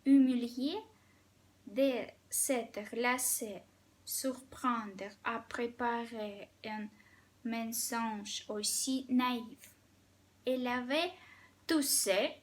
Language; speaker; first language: French; non-native, fluent; Russian